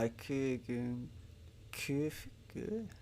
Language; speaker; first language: Japanese; non-native, learner; Spanish